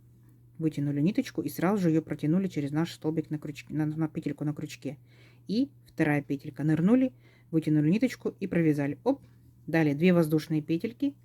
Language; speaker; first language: Russian; native; Russian